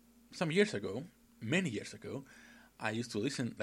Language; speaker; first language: English; non-native, fluent; Greek